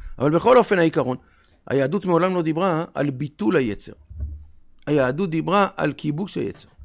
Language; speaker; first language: Hebrew; native; Hebrew